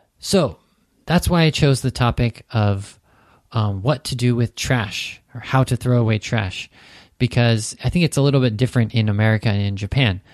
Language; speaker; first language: English; native; English